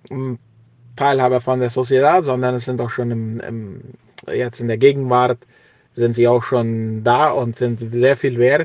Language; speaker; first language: German; early bilingual, heritage; German